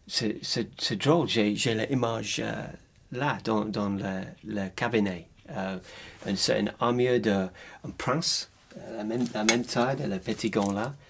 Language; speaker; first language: French; non-native, learner; English